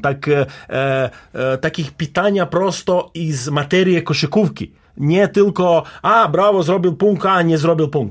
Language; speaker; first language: Polish; non-native, learner; Serbian